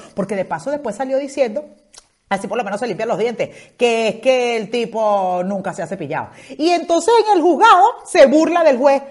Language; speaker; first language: Spanish; native; Spanish